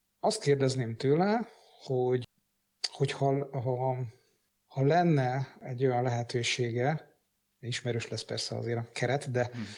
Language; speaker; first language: Hungarian; native; Hungarian